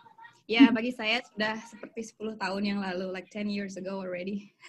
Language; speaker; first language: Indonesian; non-native, local second language; Balinese